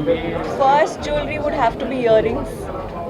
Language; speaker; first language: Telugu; non-native, learner; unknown